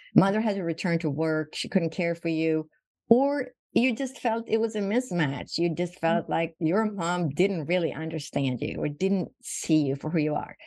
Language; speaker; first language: English; non-native, fluent; Swedish